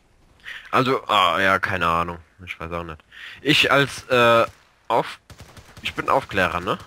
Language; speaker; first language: German; native; German